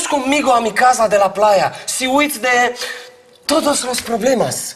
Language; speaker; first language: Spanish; non-native, learner; Romanian